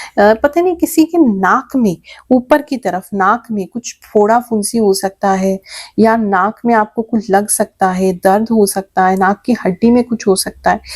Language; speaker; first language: Hindi; native; Hindi